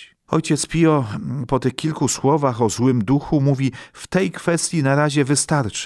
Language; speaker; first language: Polish; native; Polish